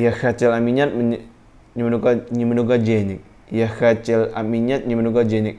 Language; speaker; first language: Russian; non-native, learner; Indonesian